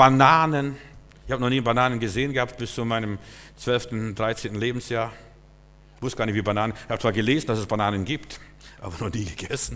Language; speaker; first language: German; native; German